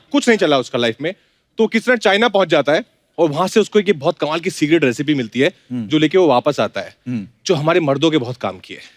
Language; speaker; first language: Hindi; native; Hindi